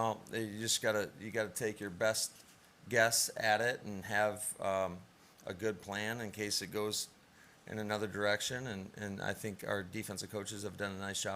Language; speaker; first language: English; native; English